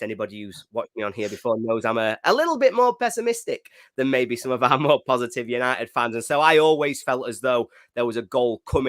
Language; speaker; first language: English; native; English